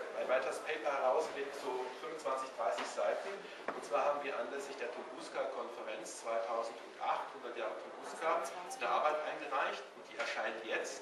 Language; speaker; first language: German; native; German